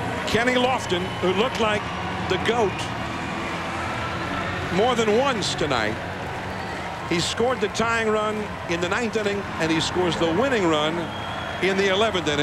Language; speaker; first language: English; native; English